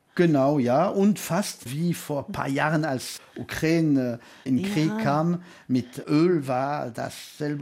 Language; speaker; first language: German; non-native, fluent; French